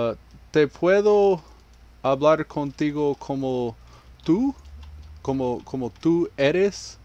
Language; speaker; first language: Spanish; non-native, learner; English